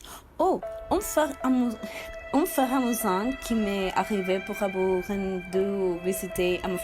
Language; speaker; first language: French; non-native, learner; Spanish